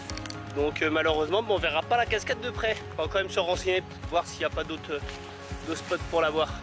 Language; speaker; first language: French; native; French